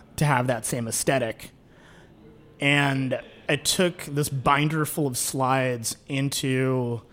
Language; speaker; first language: English; native; English